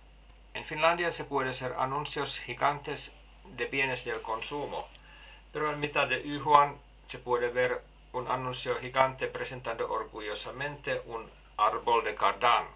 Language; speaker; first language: Spanish; non-native, fluent; Finnish